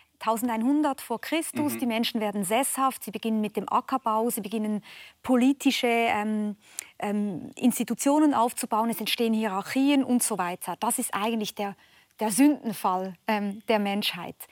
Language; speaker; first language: German; native; German